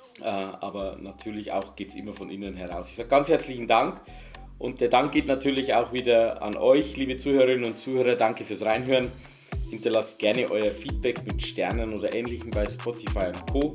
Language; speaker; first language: German; native; German